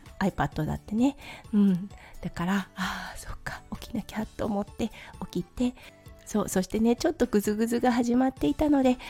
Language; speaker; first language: Japanese; native; Japanese